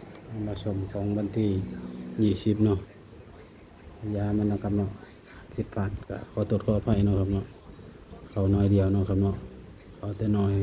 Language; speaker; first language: Thai; non-native, local second language; Lao